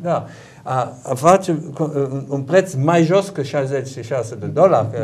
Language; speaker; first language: Romanian; non-native, learner; German